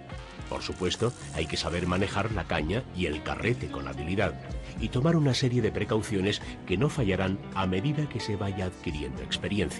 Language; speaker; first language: Spanish; native; Spanish